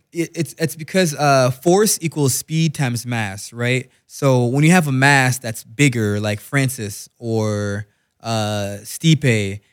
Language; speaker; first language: English; native; English